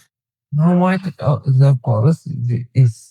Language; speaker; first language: English; non-native, learner; Tigrinya